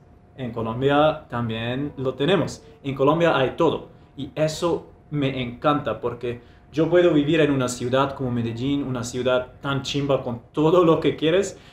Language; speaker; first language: Spanish; non-native, fluent; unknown